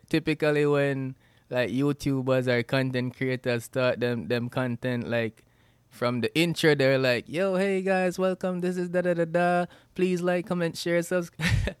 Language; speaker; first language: English; non-native, local second language; Jamaican Creole English